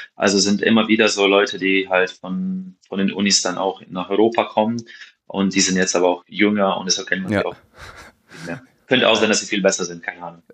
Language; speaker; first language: German; non-native, fluent; Slovenian